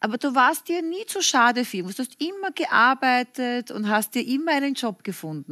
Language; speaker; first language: German; native; German